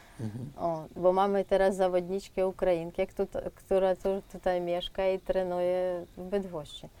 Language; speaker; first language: Polish; non-native, fluent; Ukrainian